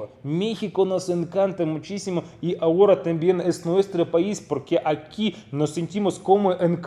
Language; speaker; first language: Spanish; non-native, fluent; Russian